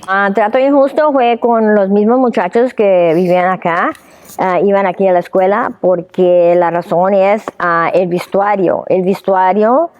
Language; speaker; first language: Spanish; early bilingual, heritage; Spanish